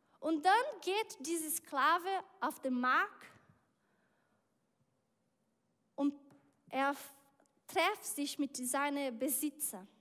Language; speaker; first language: German; non-native, learner; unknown